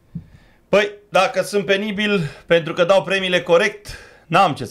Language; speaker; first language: Romanian; native; Romanian